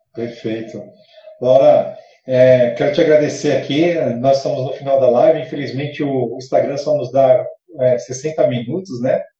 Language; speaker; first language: Portuguese; native; Portuguese